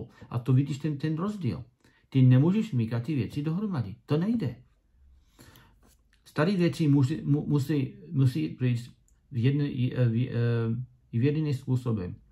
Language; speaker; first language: Czech; non-native, learner; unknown